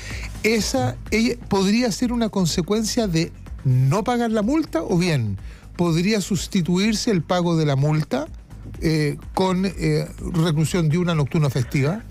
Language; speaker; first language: Spanish; native; Spanish